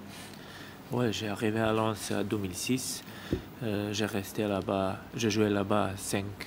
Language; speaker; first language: French; non-native, learner; Serbian